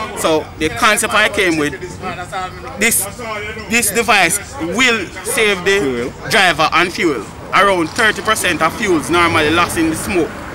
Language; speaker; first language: English; native; English